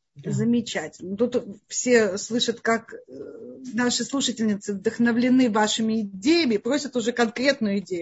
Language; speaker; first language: Russian; native; Russian